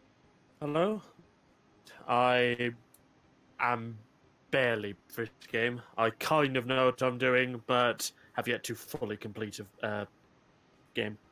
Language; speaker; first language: English; native; English